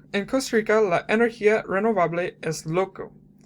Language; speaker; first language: Spanish; non-native, learner; English